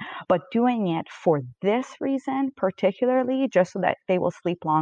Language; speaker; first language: English; native; English